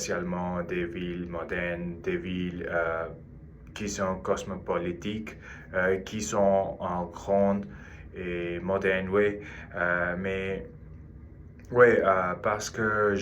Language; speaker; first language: French; non-native, learner; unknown